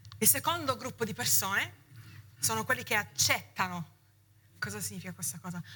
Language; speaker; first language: Italian; early bilingual, heritage; Italian